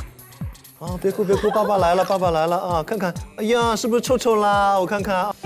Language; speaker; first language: Chinese; native; Chinese